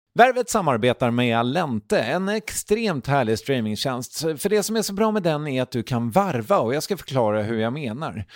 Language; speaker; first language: Swedish; native; Swedish